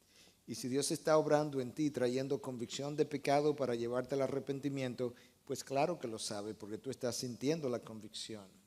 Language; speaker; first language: Spanish; native; Spanish